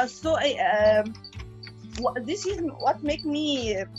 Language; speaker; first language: English; non-native, learner; Arabic